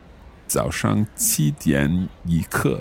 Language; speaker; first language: Chinese; non-native, learner; English